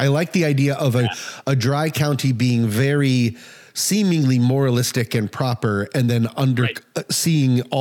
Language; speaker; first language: English; native; English